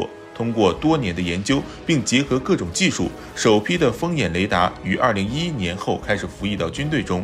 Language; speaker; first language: Chinese; native; Chinese